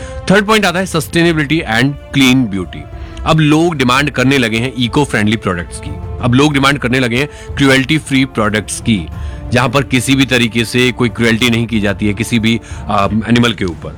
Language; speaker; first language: Hindi; native; Hindi